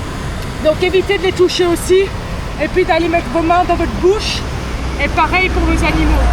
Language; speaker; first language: French; native; French